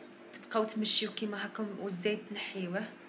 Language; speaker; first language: Arabic; native; Arabic